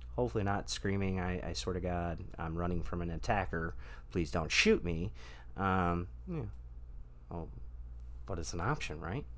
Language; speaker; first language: English; native; English